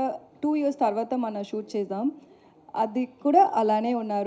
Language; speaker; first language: Telugu; non-native, learner; Tamil